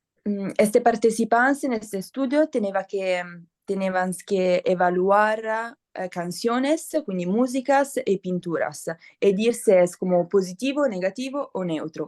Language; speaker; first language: Spanish; non-native, learner; Italian